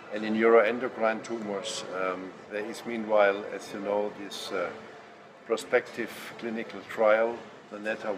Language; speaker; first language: English; non-native, fluent; German